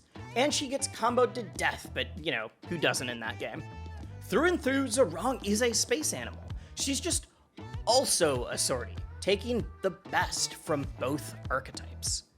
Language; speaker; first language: English; native; English